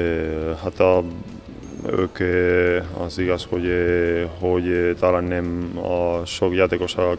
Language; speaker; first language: Hungarian; non-native, learner; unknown